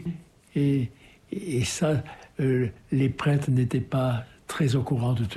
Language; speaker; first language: French; native; French